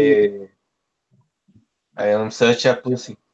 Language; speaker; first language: English; non-native, learner; Portuguese